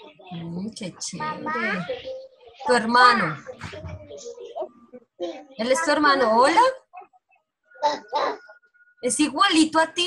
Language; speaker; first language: Spanish; native; Spanish